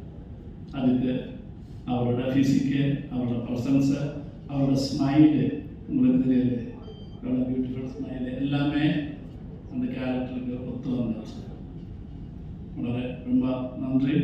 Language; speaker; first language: Tamil; non-native, learner; Malayalam